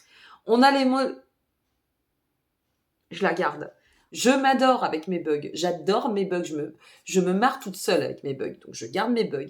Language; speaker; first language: French; native; French